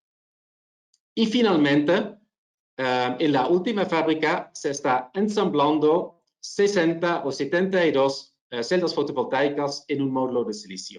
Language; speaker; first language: Spanish; non-native, fluent; Dutch